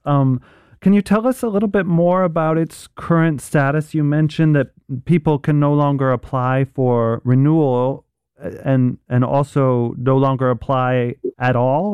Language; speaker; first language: English; native; English